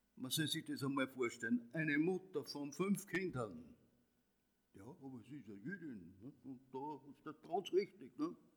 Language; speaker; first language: German; native; German